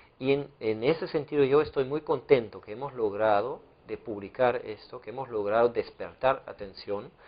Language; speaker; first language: Spanish; non-native, fluent; German